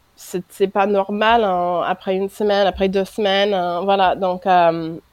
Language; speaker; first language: French; non-native, fluent; English